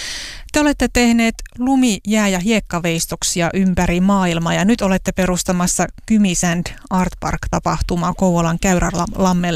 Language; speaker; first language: Finnish; native; Finnish